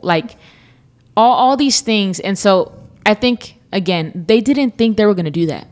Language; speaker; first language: English; early bilingual, other home language; Spanish